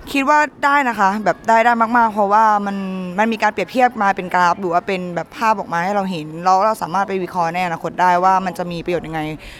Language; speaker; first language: Thai; native; Thai